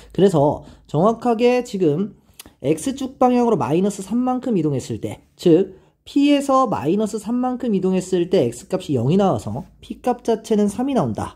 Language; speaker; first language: Korean; native; Korean